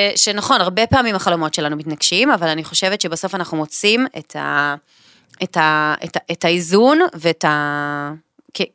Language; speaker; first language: Hebrew; native; Hebrew